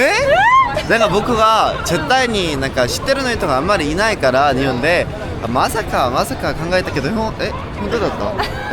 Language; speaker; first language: Japanese; non-native, learner; Korean